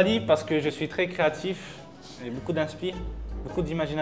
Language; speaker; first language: French; native; French